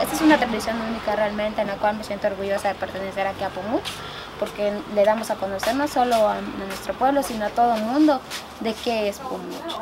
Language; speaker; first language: Spanish; native; Spanish